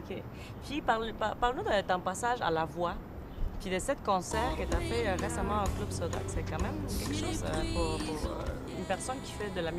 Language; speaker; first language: French; native; French